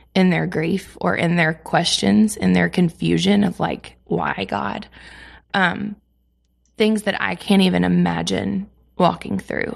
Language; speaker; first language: English; native; English